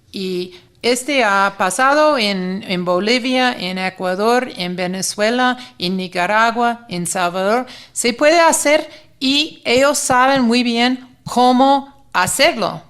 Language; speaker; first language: Spanish; non-native, fluent; English